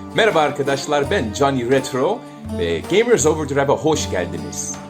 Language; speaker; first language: Turkish; non-native, learner; English